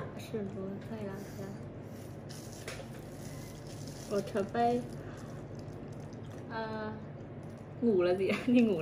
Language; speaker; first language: Chinese; non-native, learner; Vietnamese